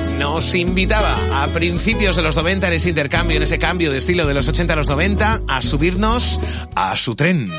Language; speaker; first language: Spanish; native; Spanish